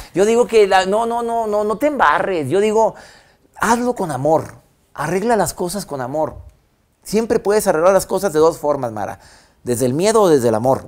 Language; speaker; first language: Spanish; native; Spanish